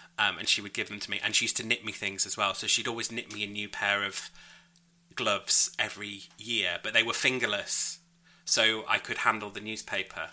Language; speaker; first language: English; native; English